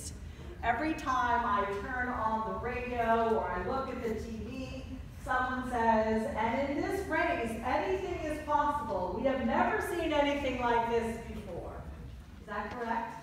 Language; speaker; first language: English; native; English